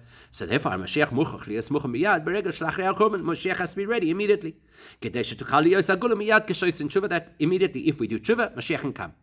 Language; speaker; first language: English; native; English